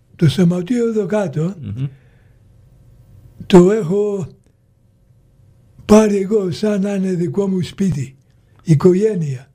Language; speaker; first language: Greek; early bilingual, heritage; Greek